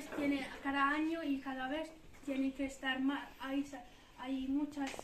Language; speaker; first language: Spanish; non-native, learner; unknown